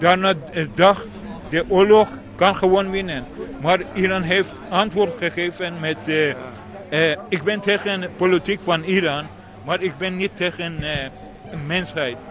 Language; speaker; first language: Dutch; non-native, learner; Persian